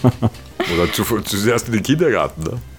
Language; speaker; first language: German; native; German